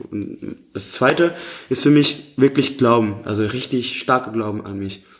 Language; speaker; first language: German; non-native, fluent; Indonesian